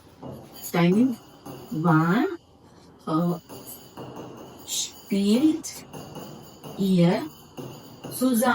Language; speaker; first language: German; non-native, fluent; Hindi